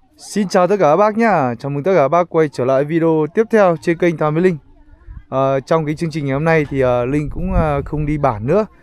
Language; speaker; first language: Vietnamese; non-native, local second language; Hmong